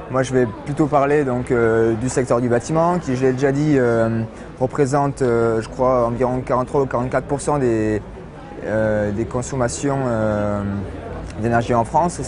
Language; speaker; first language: French; native; French